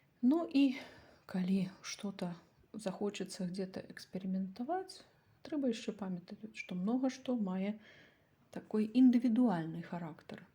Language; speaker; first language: Belarusian; native; Belarusian